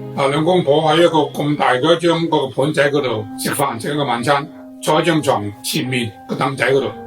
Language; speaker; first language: Cantonese; native; Cantonese